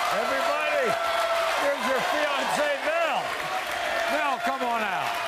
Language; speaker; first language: English; native; English